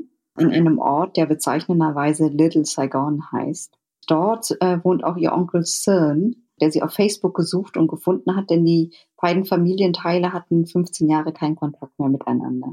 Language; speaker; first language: German; early bilingual, other home language; Vietnamese